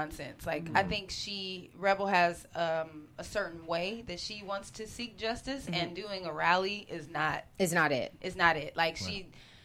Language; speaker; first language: English; native; English